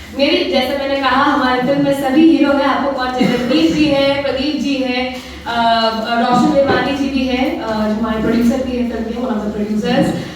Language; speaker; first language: Hindi; native; Hindi